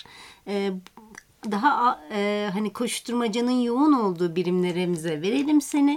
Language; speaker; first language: Turkish; native; Turkish